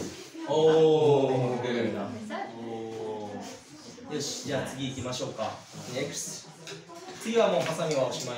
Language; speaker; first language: Japanese; native; Japanese